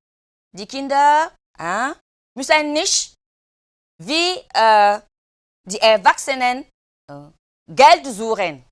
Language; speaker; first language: German; non-native, learner; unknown